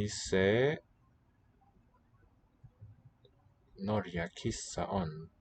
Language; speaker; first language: Finnish; non-native, learner; English